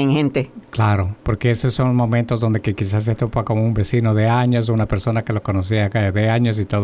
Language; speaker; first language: Spanish; native; Spanish